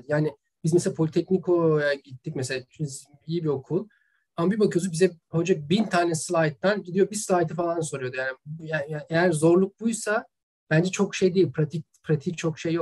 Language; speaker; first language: Turkish; native; Turkish